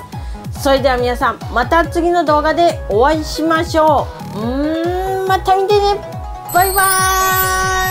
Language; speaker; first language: Japanese; native; Japanese